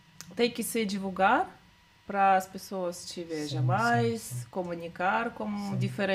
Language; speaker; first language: Portuguese; non-native, learner; Russian